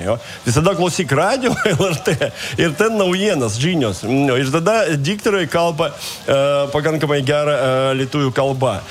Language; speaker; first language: Lithuanian; non-native, fluent; Russian